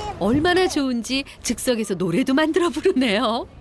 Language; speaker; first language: Korean; native; Korean